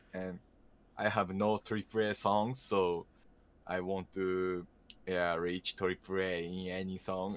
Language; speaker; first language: English; non-native, learner; Japanese